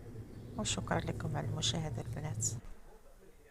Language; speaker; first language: Arabic; native; Arabic